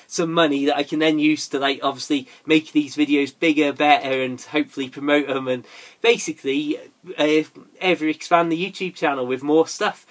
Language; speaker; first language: English; native; English